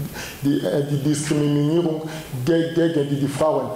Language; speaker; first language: German; non-native, learner; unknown